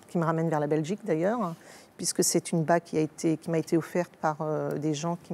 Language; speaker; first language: French; native; French